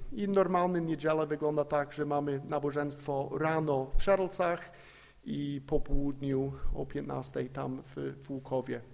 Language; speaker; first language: Polish; non-native, fluent; English